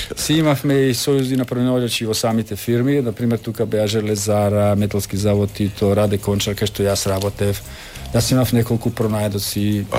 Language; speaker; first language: Macedonian; native; Macedonian